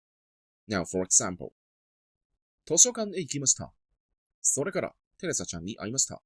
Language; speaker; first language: Japanese; non-native, fluent; Cantonese